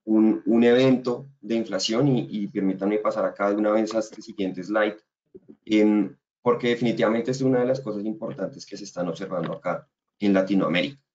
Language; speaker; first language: Spanish; native; Spanish